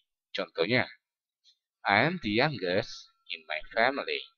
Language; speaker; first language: English; non-native, fluent; Indonesian